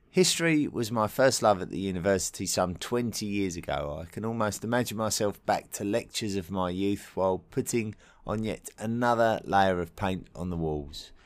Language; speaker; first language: English; native; English